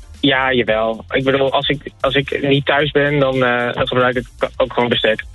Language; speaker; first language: Dutch; native; Dutch